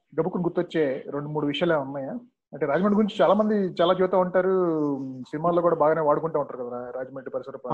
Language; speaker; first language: Telugu; native; Telugu